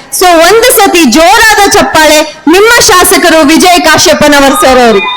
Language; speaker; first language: Kannada; non-native, local second language; Kodava